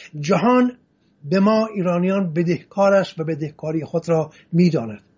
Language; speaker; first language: Persian; non-native, local second language; Assyrian Neo-Aramaic